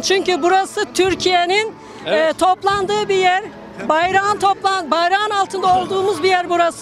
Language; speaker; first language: Turkish; native; Turkish